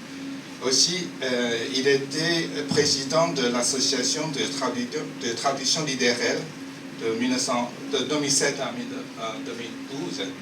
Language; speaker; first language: French; non-native, fluent; Chinese